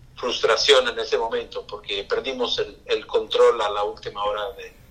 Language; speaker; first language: Spanish; non-native, fluent; English